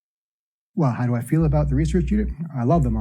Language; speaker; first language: English; native; English